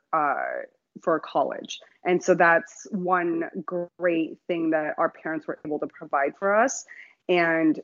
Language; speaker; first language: English; native; English